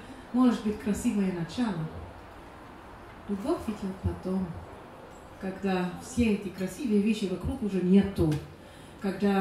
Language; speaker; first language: Russian; non-native, learner; German